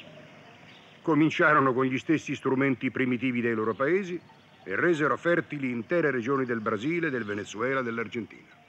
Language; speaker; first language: Italian; native; Italian